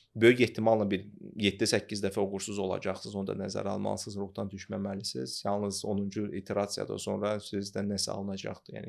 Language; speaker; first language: Azerbaijani; non-native, local second language; Russian